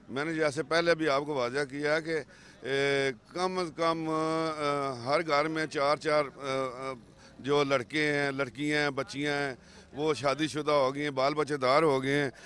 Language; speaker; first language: Urdu; non-native, local second language; Pahari-Potwari